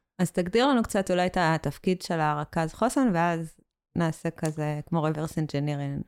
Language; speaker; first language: Hebrew; native; Hebrew